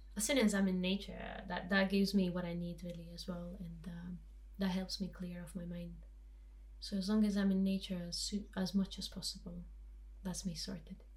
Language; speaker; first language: English; non-native, fluent; Romanian